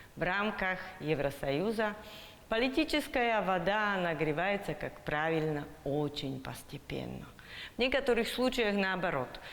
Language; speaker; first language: Russian; non-native, fluent; Slovak